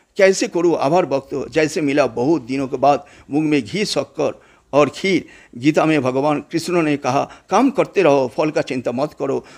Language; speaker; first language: Hindi; non-native, local second language; Bangla